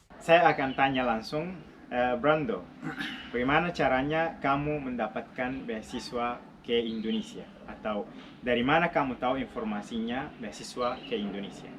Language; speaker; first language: Indonesian; non-native, fluent; Arabic